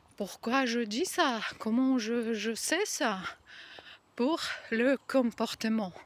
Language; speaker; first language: French; non-native, learner; Ukrainian